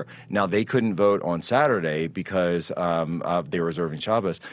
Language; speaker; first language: English; native; English